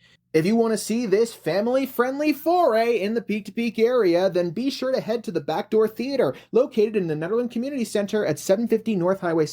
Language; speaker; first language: English; native; English